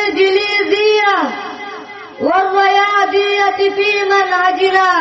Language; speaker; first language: Arabic; non-native, learner; Bangla